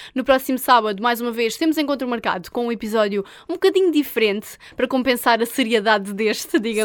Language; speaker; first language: Portuguese; native; Portuguese